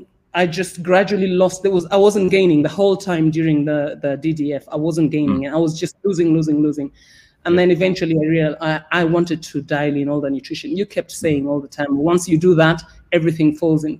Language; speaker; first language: English; non-native, local second language; Swahili